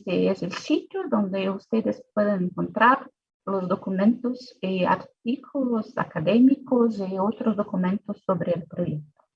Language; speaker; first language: Spanish; non-native, fluent; Portuguese